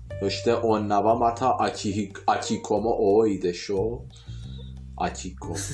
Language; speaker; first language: Japanese; non-native, fluent; Persian